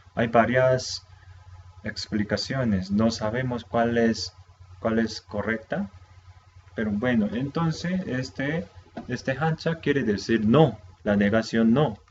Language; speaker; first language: Spanish; non-native, fluent; Korean